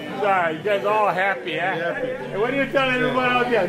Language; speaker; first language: English; native; English